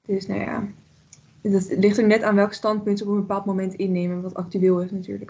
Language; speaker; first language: Dutch; native; Dutch